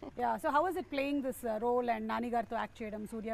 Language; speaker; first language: Telugu; native; Telugu